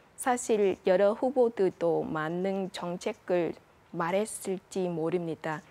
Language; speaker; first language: Korean; non-native, fluent; Vietnamese